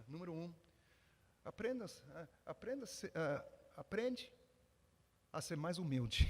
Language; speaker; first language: Portuguese; non-native, fluent; English